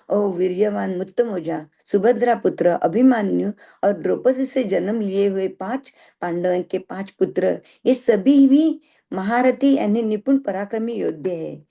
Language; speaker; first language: Hindi; non-native, local second language; Marathi